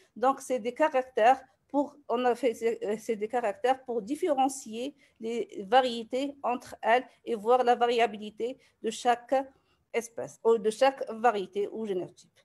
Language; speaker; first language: French; non-native, local second language; Arabic